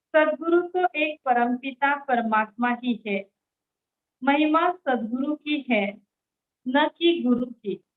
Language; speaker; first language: Hindi; non-native, local second language; Marathi